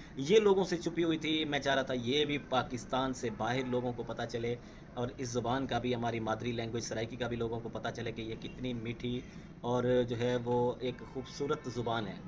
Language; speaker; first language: Urdu; non-native, local second language; Saraiki